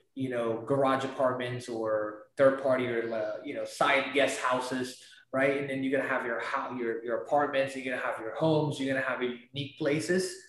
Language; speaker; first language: English; non-native, fluent; Spanish